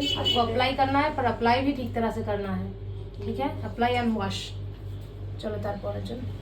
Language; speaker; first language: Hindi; non-native, local second language; Bangla